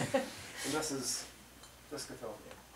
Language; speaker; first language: German; non-native, learner; English